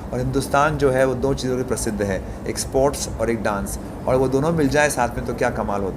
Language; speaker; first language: Hindi; native; Hindi